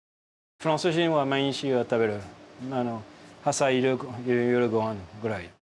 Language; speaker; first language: Japanese; non-native, learner; French